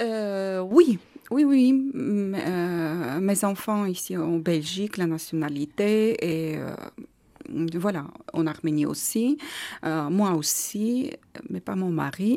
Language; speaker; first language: French; non-native, learner; Armenian